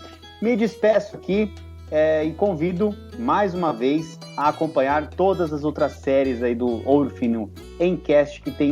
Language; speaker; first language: Portuguese; native; Portuguese